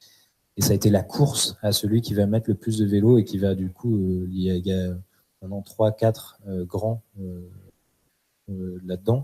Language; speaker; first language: French; native; French